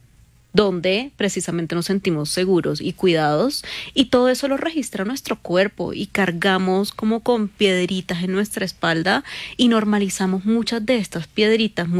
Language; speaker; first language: Spanish; native; Spanish